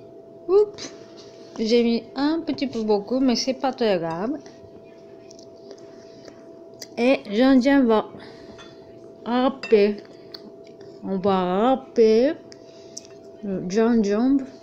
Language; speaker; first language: French; non-native, learner; Japanese